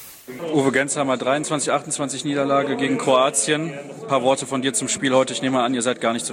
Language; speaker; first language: German; native; German